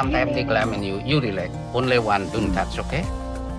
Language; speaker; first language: English; non-native, learner; Indonesian